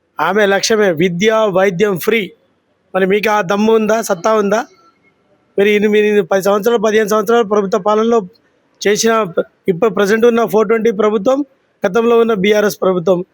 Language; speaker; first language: Telugu; non-native, local second language; Lambadi